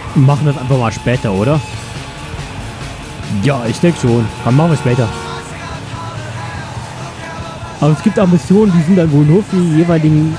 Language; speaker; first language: German; native; German